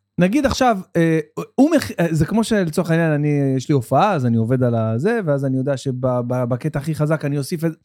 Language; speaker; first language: Hebrew; native; Hebrew